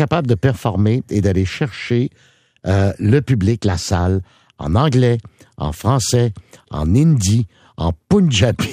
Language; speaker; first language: French; native; French